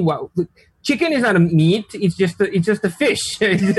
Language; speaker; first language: English; non-native, fluent; Georgian